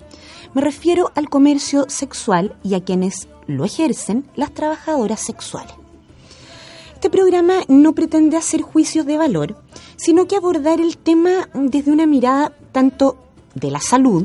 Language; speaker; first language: Spanish; native; Spanish